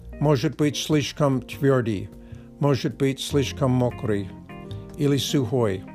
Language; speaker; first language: Russian; non-native, learner; English